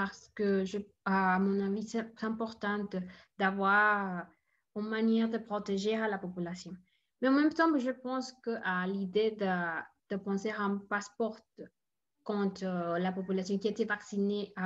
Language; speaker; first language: French; non-native, learner; Spanish